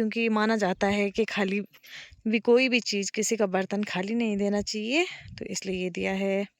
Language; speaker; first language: Hindi; non-native, local second language; Garhwali